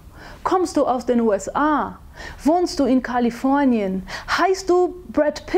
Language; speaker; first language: German; non-native, fluent; Portuguese